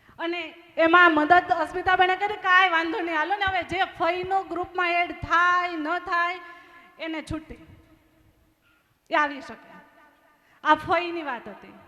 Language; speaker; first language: Gujarati; native; Gujarati